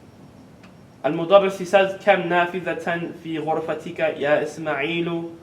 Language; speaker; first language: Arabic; non-native, fluent; English